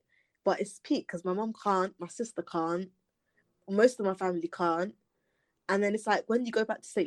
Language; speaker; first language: English; native; English